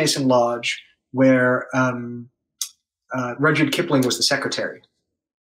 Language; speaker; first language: English; native; English